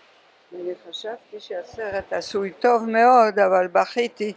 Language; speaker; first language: Hebrew; non-native, fluent; French